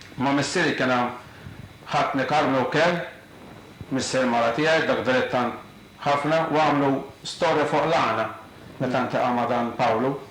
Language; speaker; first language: Maltese; native; Maltese